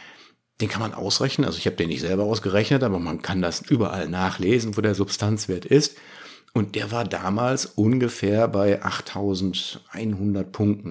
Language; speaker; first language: German; native; German